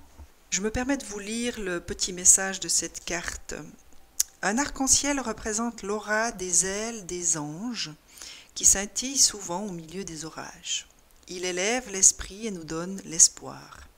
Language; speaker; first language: French; native; French